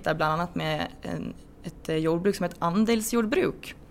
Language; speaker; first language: Swedish; native; Swedish